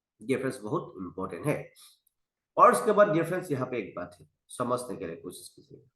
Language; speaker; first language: Hindi; non-native, local second language; Assamese